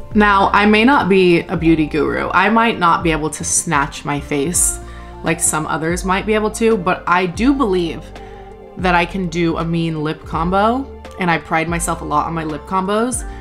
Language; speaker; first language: English; native; English